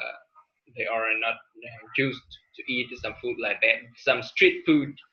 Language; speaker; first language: English; non-native, learner; Vietnamese